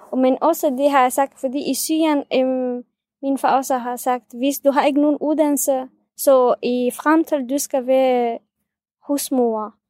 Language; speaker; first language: Danish; non-native, fluent; Kurdish